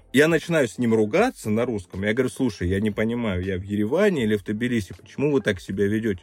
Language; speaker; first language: Russian; native; Russian